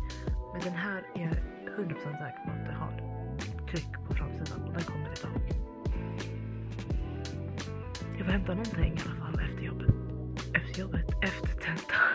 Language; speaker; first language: Swedish; early bilingual, other home language; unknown